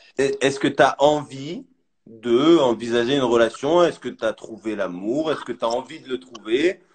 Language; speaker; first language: French; native; French